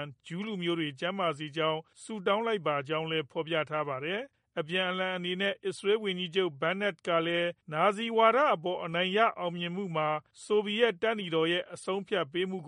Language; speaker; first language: Burmese; native; Burmese